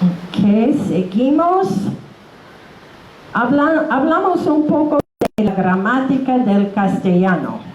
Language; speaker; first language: Spanish; non-native, fluent; English